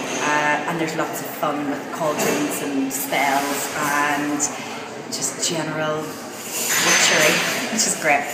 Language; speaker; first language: English; native; English